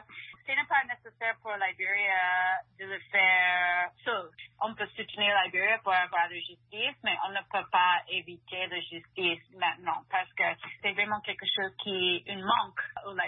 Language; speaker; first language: French; non-native, fluent; English